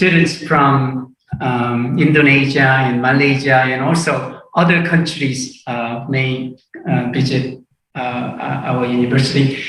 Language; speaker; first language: English; non-native, fluent; Korean